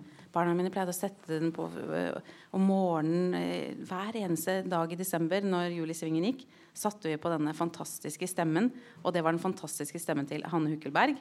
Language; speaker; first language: Norwegian; native; Norwegian